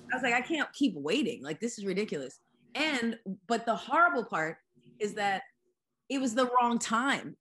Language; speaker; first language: English; native; English